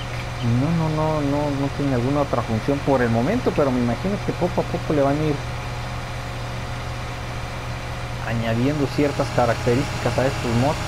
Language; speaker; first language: Spanish; native; Spanish